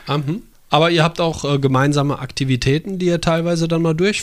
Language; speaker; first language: German; native; German